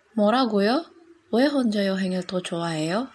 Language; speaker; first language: Korean; non-native, learner; Indonesian